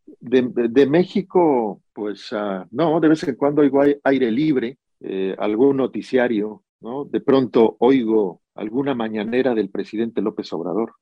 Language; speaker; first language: Spanish; native; Spanish